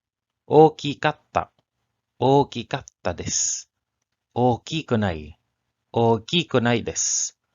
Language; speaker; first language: Japanese; non-native, learner; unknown